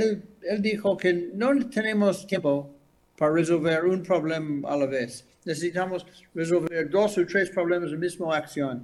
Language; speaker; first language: Spanish; non-native, fluent; English